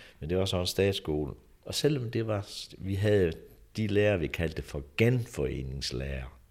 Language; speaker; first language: Danish; native; Danish